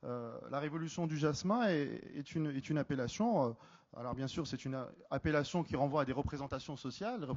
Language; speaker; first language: French; native; French